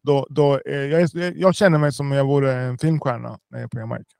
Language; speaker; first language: Swedish; early bilingual, other home language; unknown